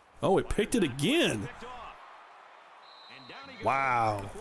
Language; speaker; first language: English; native; English